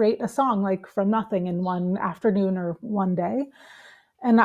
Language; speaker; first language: English; native; English